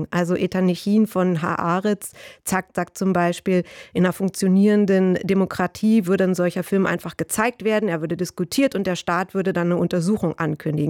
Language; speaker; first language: German; native; German